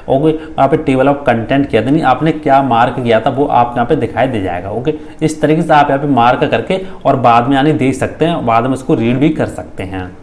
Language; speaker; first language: Hindi; native; Hindi